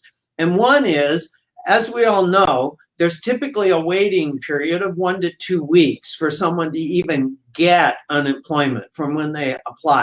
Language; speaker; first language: English; native; English